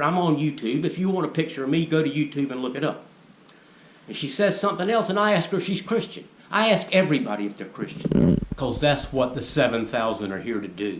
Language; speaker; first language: English; native; English